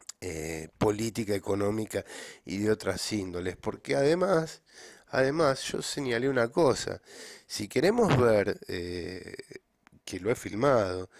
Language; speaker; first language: Spanish; native; Spanish